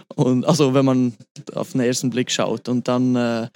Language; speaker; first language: German; native; German